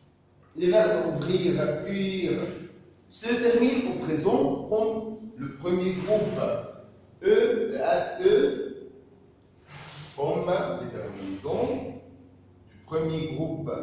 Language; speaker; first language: French; non-native, fluent; Arabic